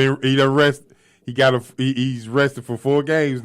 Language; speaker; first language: English; native; English